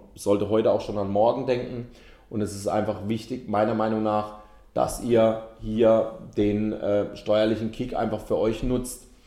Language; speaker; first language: German; native; German